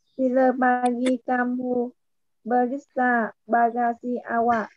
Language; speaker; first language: Indonesian; non-native, learner; Vietnamese